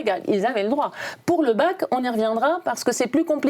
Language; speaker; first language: French; native; French